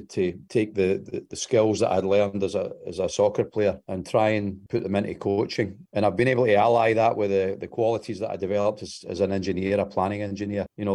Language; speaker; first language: English; native; English